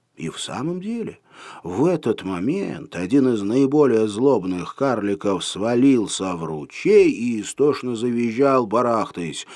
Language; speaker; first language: Russian; native; Russian